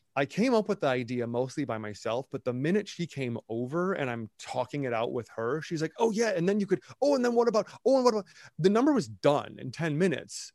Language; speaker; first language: English; native; English